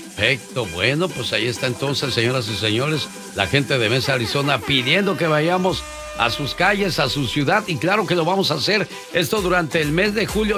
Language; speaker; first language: Spanish; native; Spanish